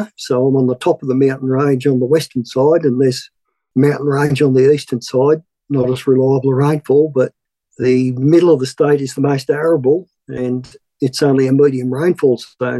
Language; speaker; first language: English; native; English